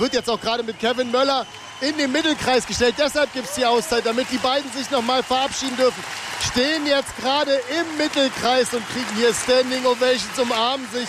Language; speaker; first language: German; native; German